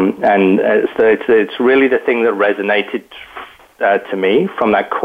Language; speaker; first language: English; native; English